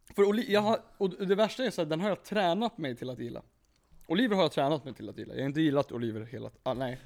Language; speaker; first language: Swedish; early bilingual, other home language; Kurdish